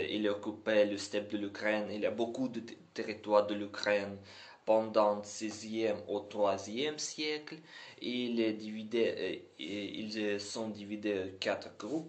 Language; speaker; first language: French; non-native, learner; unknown